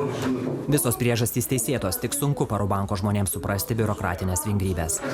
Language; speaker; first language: Lithuanian; native; Lithuanian